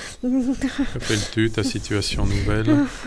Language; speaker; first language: French; native; French